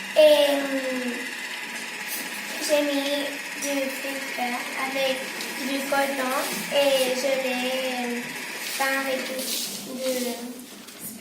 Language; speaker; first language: French; non-native, local second language; Spanish